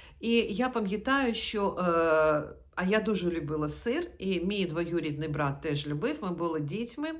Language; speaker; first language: Ukrainian; non-native, local second language; Russian